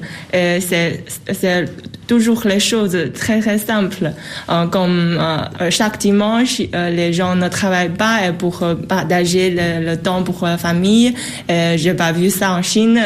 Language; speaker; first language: French; non-native, learner; Chinese